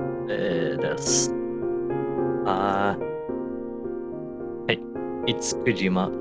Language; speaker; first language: Japanese; non-native, learner; English